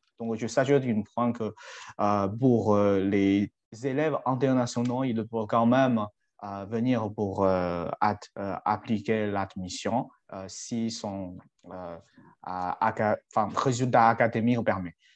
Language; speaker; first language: French; non-native, fluent; Chinese